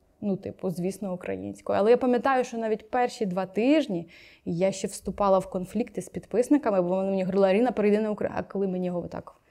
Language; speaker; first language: Ukrainian; native; Ukrainian